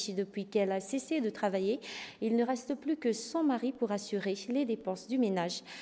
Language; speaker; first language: French; non-native, local second language; Malagasy